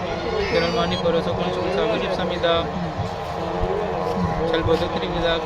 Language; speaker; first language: Korean; non-native, learner; Punjabi